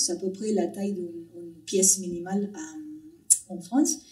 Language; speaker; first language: French; non-native, fluent; Spanish